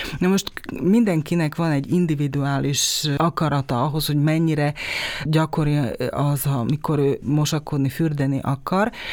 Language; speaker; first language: Hungarian; native; Hungarian